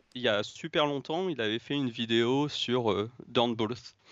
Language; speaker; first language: French; native; French